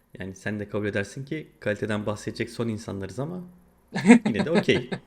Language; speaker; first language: Turkish; native; Turkish